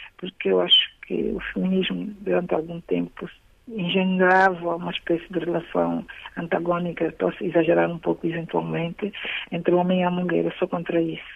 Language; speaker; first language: Portuguese; native; Portuguese